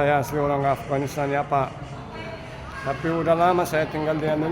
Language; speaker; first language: Indonesian; non-native, fluent; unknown